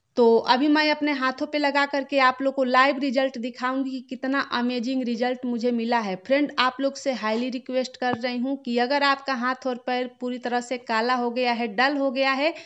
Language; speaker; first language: Hindi; native; Hindi